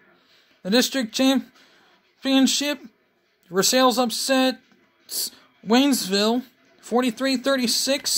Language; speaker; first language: English; native; English